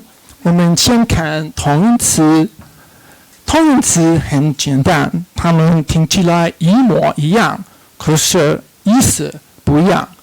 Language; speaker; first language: Chinese; non-native, fluent; English